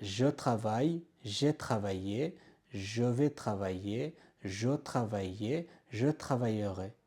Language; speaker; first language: French; non-native, fluent; Bangla